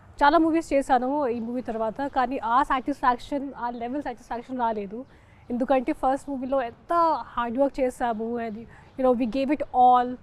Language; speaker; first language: Telugu; non-native, fluent; Hindi